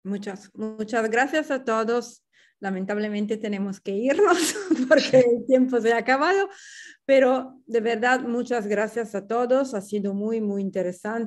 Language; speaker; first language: Spanish; non-native, fluent; Italian